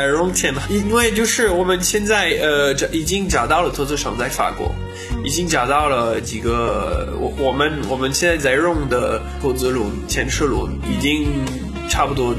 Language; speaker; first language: Chinese; non-native, learner; French